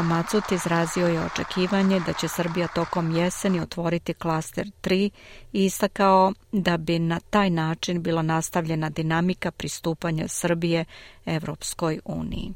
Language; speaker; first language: Croatian; native; Croatian